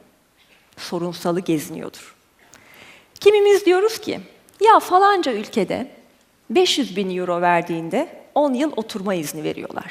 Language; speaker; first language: Turkish; native; Turkish